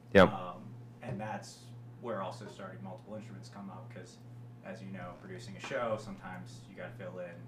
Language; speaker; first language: English; native; English